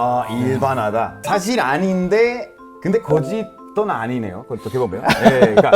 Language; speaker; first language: Korean; non-native, fluent; Spanish